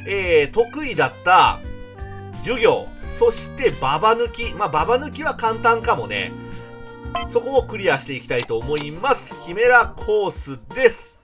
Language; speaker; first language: Japanese; native; Japanese